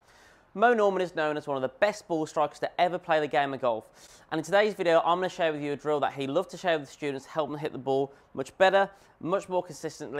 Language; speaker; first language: English; native; English